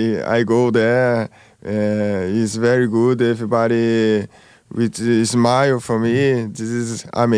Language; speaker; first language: English; non-native, learner; Portuguese